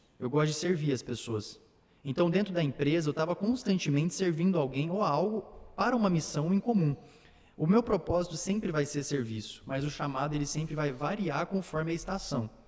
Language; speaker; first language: Portuguese; early bilingual, other home language; Slovak